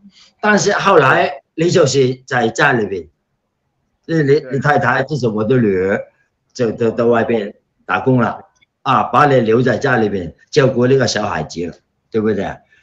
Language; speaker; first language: Chinese; non-native, local second language; Cantonese